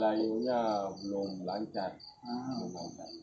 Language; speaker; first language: Indonesian; non-native, learner; Arabic